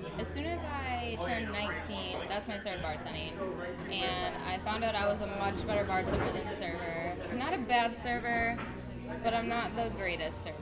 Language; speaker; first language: English; native; English